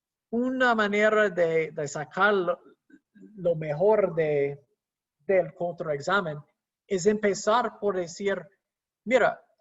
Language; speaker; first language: Spanish; non-native, fluent; English